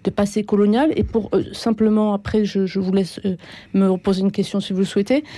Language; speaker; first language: French; native; French